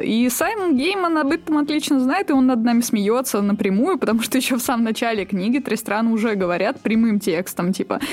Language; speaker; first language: Russian; native; Russian